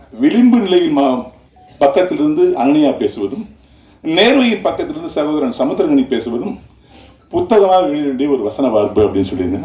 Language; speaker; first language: Tamil; native; Tamil